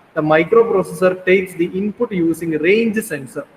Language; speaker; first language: English; non-native, local second language; Malayalam